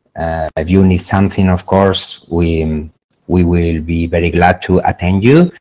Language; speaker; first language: English; non-native, fluent; Spanish